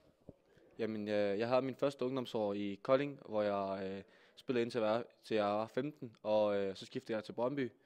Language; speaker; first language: Danish; native; Danish